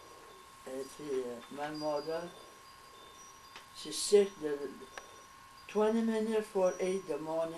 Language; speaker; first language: English; early bilingual, heritage; French